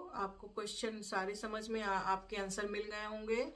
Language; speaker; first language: Hindi; native; Hindi